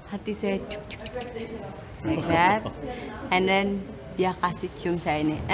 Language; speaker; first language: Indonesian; non-native, learner; English